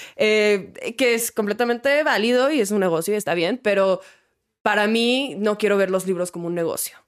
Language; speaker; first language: Spanish; native; Spanish